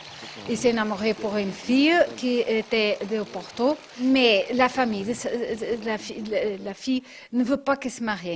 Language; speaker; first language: French; non-native, fluent; Portuguese